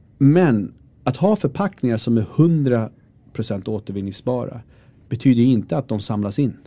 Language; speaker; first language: Swedish; early bilingual, other home language; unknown